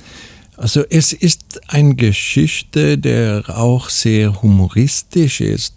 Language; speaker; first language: German; non-native, learner; Swedish